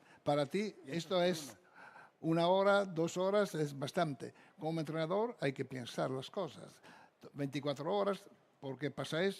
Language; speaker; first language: Spanish; non-native, fluent; Italian